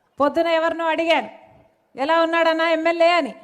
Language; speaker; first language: Telugu; native; Telugu